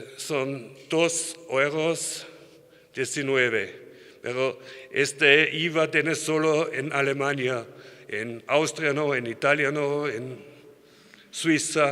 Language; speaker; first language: Spanish; non-native, learner; German